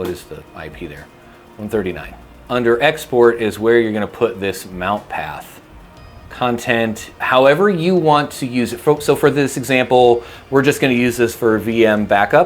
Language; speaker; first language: English; native; English